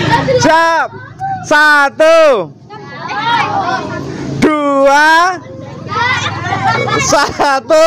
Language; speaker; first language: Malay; non-native, local second language; Javanese